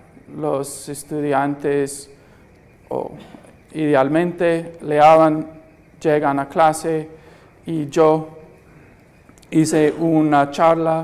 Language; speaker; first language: Spanish; non-native, fluent; English